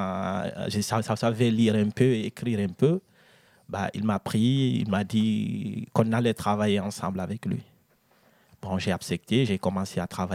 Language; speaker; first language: French; non-native, local second language; Fula